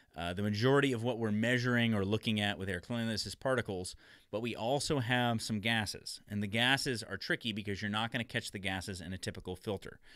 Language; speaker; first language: English; native; English